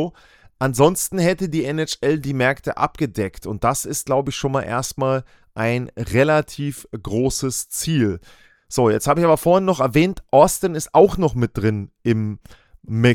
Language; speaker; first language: German; native; German